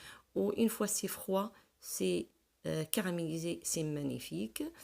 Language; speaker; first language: French; non-native, local second language; Arabic